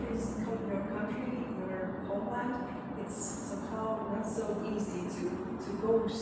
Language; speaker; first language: English; non-native, fluent; Latvian